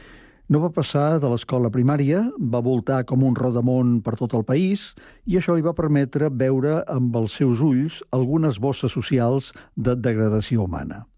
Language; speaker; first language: Catalan; native; Catalan